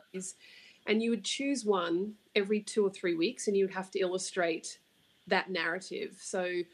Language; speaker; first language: English; native; English